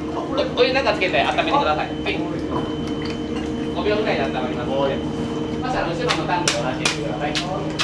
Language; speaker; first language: Japanese; native; Japanese